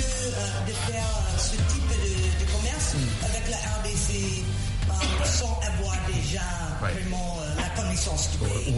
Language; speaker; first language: French; non-native, fluent; English